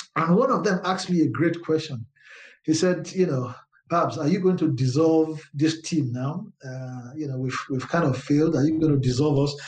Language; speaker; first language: English; non-native, local second language; Yoruba